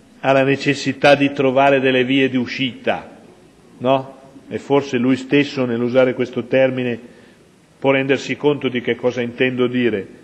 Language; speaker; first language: Italian; native; Italian